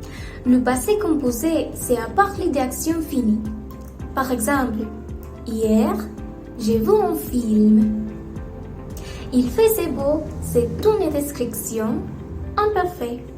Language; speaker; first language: French; non-native, learner; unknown